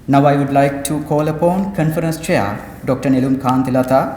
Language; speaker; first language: English; non-native, local second language; Sinhala